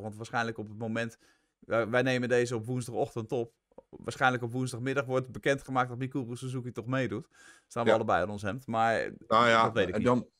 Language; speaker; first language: Dutch; native; Dutch